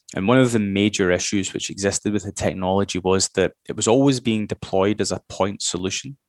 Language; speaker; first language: English; native; English